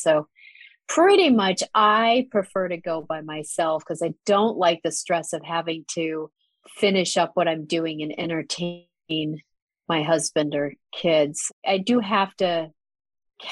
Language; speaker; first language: English; native; English